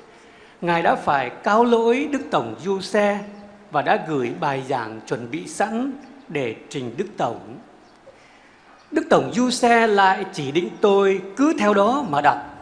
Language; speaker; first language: Vietnamese; native; Vietnamese